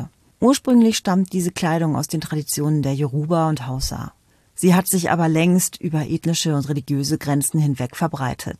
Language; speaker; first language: German; native; German